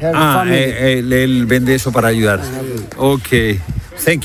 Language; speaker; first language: Spanish; native; Spanish